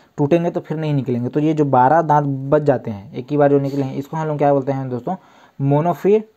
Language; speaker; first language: Hindi; native; Hindi